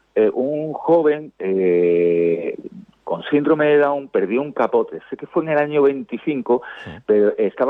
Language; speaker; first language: Spanish; native; Spanish